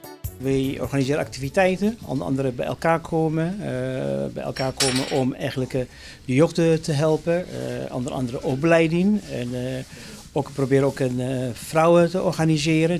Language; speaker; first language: Dutch; non-native, fluent; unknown